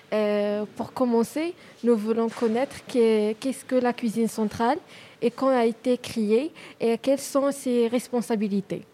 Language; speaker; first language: French; non-native, learner; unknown